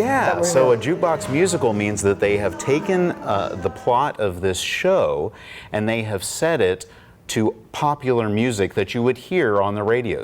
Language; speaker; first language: English; native; English